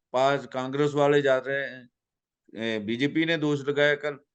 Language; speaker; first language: Hindi; non-native, local second language; Punjabi